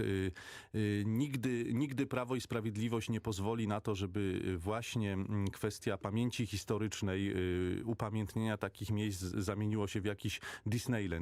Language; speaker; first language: Polish; native; Polish